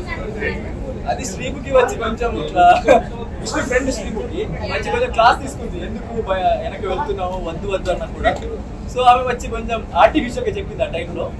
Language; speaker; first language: Telugu; non-native, local second language; Kannada